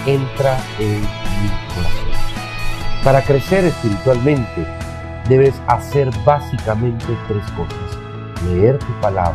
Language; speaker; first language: Spanish; native; Spanish